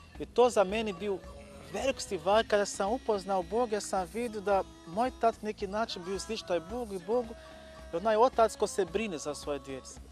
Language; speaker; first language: Bosnian; non-native, learner; Portuguese